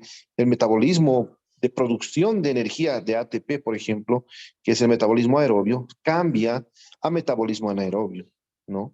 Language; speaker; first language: Spanish; native; Spanish